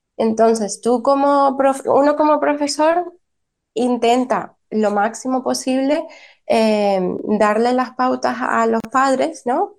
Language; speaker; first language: Spanish; native; Spanish